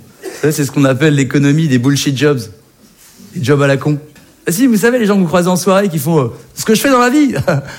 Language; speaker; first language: French; native; French